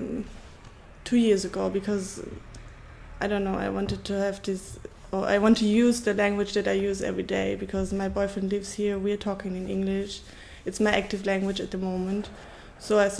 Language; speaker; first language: English; non-native, fluent; German